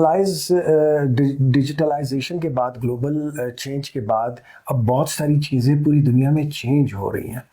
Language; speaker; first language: Urdu; non-native, local second language; Baluchi